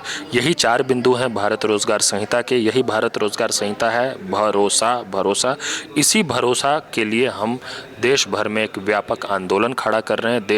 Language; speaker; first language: Hindi; native; Hindi